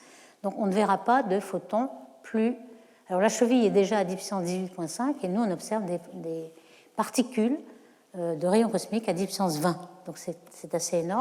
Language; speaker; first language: French; native; French